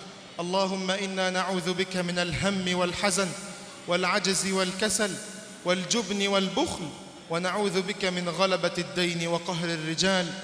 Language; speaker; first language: Arabic; native; Arabic